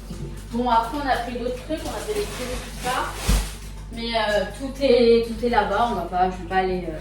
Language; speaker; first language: French; native; French